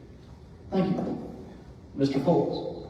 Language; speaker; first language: English; native; English